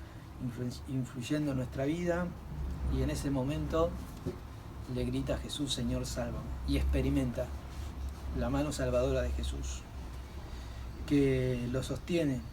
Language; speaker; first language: Spanish; native; Spanish